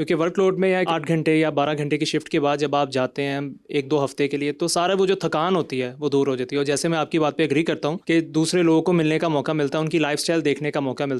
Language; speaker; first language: Urdu; native; Urdu